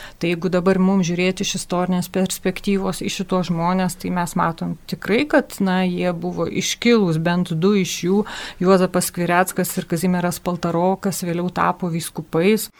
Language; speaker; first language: Lithuanian; native; Lithuanian